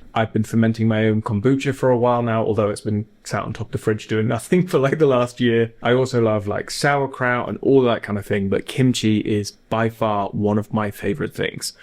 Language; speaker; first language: English; native; English